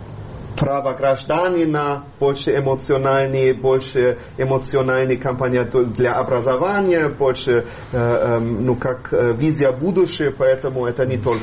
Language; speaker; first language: Russian; non-native, fluent; German